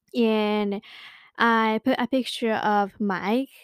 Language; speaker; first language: English; non-native, fluent; Japanese